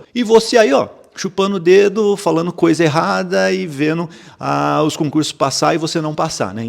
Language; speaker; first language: Portuguese; native; Portuguese